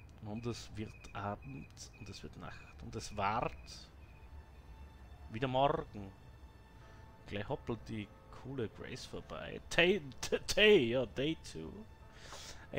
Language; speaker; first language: German; native; German